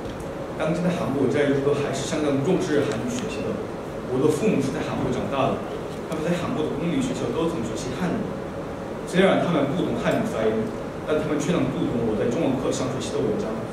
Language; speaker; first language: Chinese; non-native, fluent; Korean